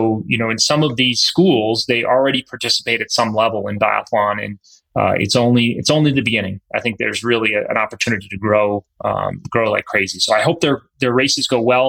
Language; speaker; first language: English; native; English